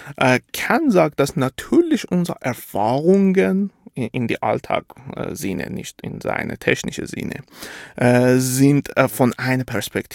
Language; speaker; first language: German; non-native, fluent; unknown